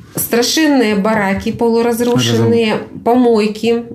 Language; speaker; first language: Russian; native; Russian